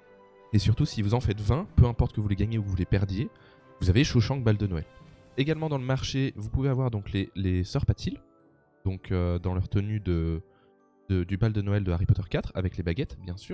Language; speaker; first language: French; native; French